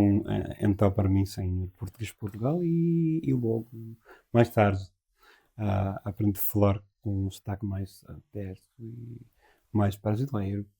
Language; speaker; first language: Portuguese; non-native, learner; English